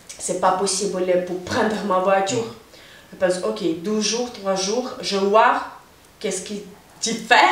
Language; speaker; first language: French; non-native, learner; Ukrainian